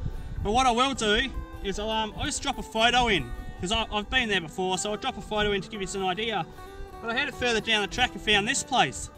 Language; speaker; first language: English; native; English